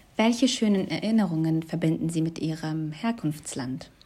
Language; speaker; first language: German; native; German